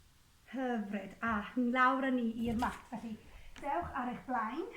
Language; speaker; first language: Welsh; native; Welsh